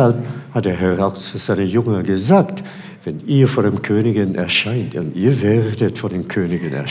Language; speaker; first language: German; non-native, fluent; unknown